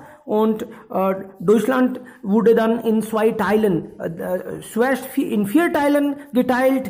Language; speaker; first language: German; non-native, fluent; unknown